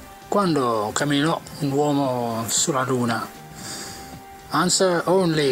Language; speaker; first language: Italian; non-native, fluent; English